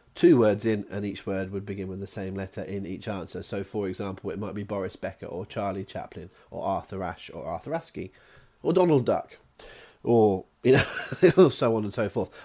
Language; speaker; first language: English; native; English